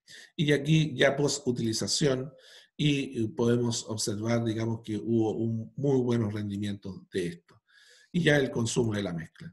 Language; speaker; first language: Spanish; native; Spanish